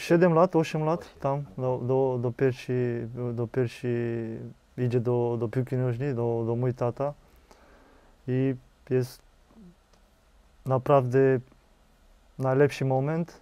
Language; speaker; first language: Polish; non-native, learner; Romanian